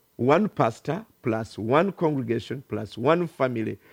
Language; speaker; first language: English; non-native, local second language; Ganda